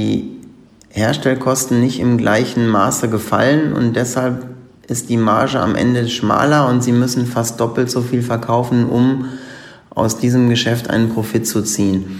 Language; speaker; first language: German; native; German